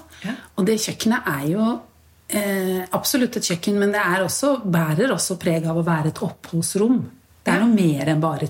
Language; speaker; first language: Norwegian; native; Norwegian